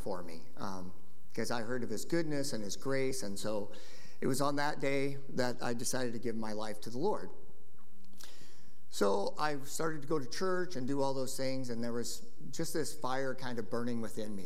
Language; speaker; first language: English; native; English